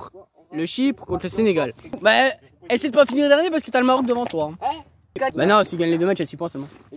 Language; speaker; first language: French; native; French